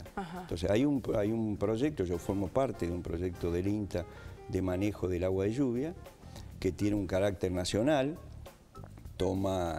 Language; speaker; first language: Spanish; native; Spanish